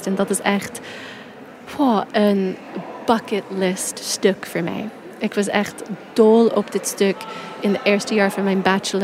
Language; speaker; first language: Dutch; non-native, fluent; English